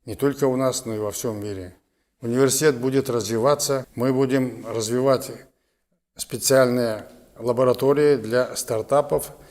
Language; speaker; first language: Russian; non-native, local second language; Kazakh